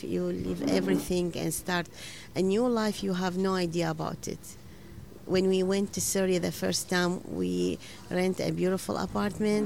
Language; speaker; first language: English; non-native, learner; Arabic